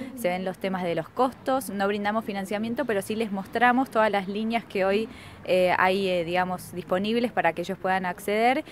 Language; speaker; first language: Spanish; native; Spanish